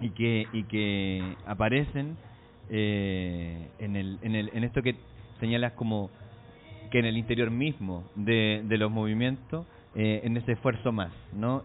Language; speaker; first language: Spanish; native; Spanish